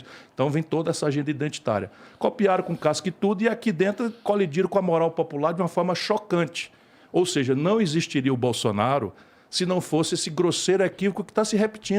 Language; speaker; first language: Portuguese; native; Portuguese